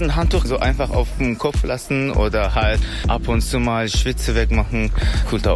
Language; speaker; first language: German; non-native, learner; Persian